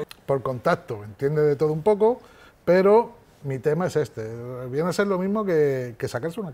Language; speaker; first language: Spanish; native; Spanish